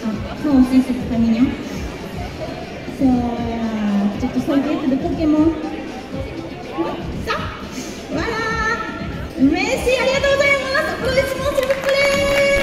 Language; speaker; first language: French; non-native, learner; Japanese